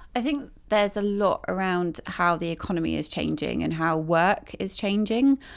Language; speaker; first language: English; native; English